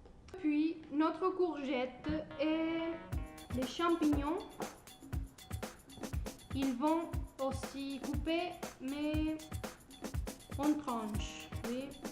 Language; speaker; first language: French; non-native, learner; Spanish